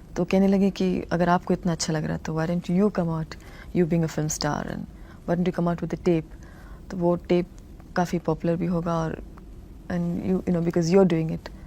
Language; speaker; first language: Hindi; non-native, local second language; Tamil